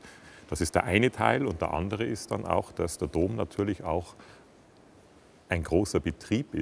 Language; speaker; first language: German; native; German